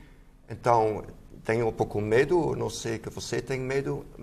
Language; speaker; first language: Portuguese; non-native, fluent; Dutch